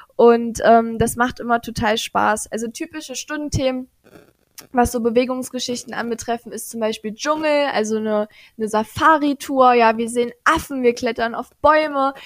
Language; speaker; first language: German; native; German